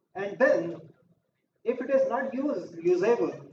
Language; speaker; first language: English; non-native, local second language; Hindi